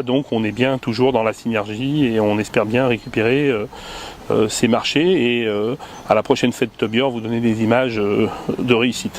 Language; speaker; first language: French; native; French